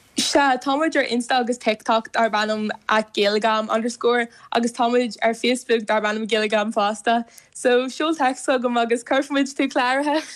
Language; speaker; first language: Irish; non-native, local second language; English